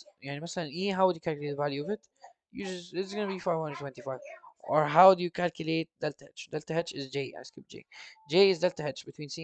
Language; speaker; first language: English; non-native, fluent; Arabic